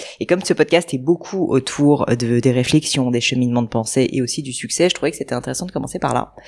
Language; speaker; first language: French; native; French